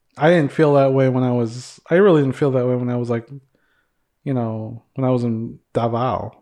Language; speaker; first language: English; early bilingual, other home language; Cebuano